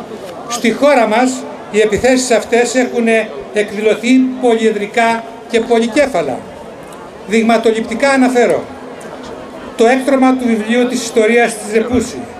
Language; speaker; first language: Greek; native; Greek